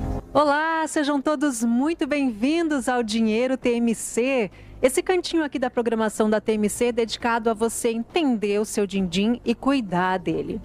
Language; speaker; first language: Portuguese; native; Portuguese